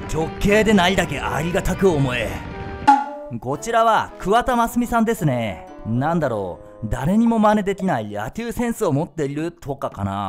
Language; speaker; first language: Japanese; native; Japanese